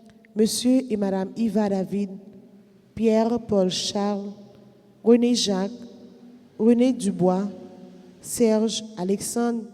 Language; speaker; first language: French; non-native, local second language; Haitian Creole